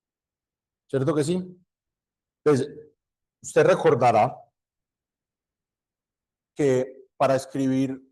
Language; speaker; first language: Spanish; native; Spanish